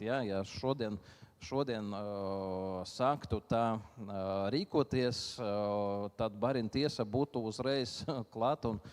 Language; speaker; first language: Latvian; non-native, local second language; Russian